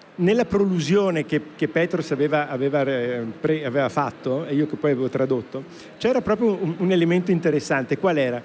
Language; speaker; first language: Italian; native; Italian